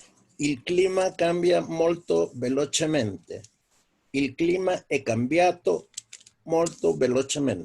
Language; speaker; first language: Italian; non-native, learner; Spanish